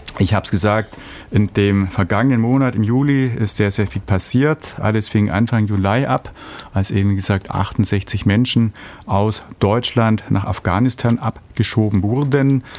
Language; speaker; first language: German; native; German